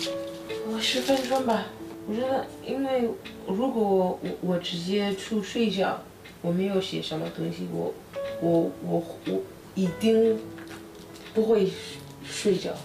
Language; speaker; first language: Chinese; non-native, learner; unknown